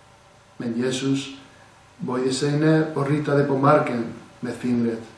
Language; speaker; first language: Swedish; non-native, fluent; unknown